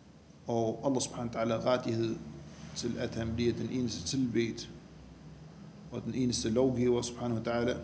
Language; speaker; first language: Danish; non-native, fluent; Arabic